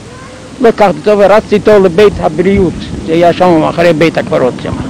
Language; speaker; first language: Hebrew; non-native, fluent; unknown